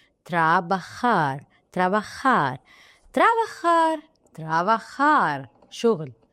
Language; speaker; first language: Spanish; non-native, learner; Arabic